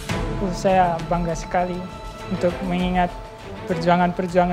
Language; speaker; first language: Indonesian; non-native, local second language; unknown